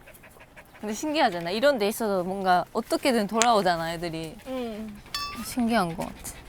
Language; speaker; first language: Korean; non-native, fluent; Japanese